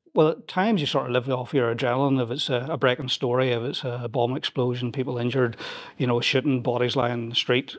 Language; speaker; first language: English; native; English